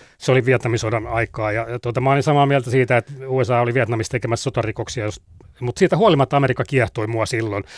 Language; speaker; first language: Finnish; native; Finnish